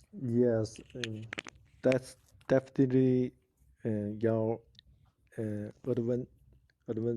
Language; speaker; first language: English; non-native, learner; Chinese